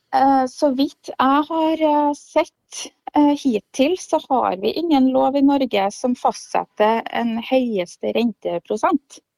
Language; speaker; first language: Norwegian; native; Norwegian